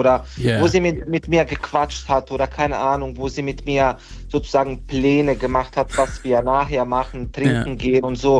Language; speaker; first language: German; non-native, fluent; Bosnian